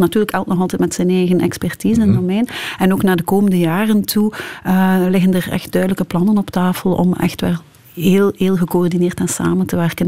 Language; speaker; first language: Dutch; native; Dutch